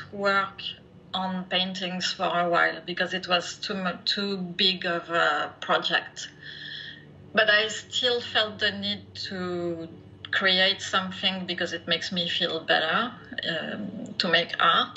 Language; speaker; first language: English; non-native, fluent; French